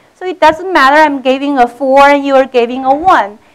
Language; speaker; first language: English; non-native, fluent; Chinese